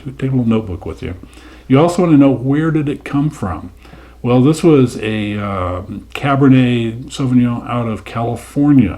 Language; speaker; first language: English; native; English